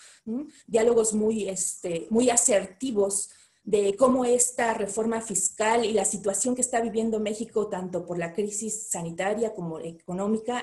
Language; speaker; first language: Spanish; native; Spanish